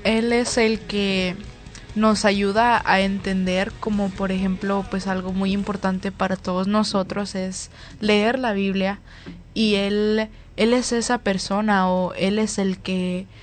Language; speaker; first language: Spanish; early bilingual, heritage; Spanish